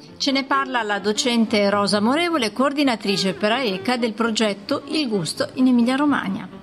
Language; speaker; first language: Italian; native; Italian